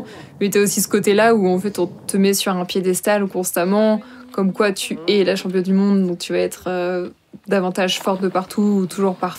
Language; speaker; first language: French; native; French